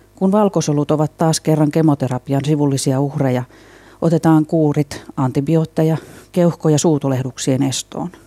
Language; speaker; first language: Finnish; native; Finnish